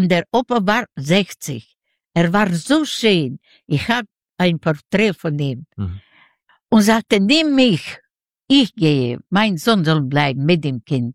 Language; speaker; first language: German; non-native, fluent; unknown